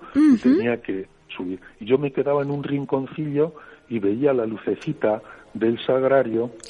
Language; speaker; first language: Spanish; native; Spanish